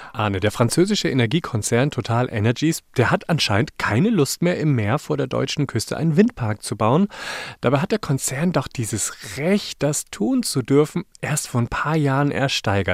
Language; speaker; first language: German; native; German